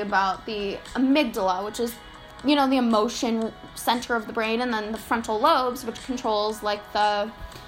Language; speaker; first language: English; native; English